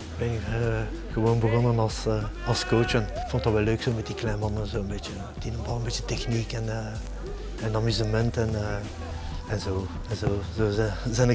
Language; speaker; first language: Dutch; native; Dutch